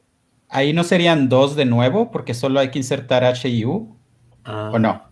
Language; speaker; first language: Spanish; non-native, learner; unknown